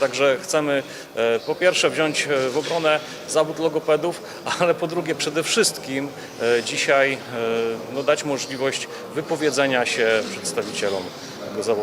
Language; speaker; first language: Polish; native; Polish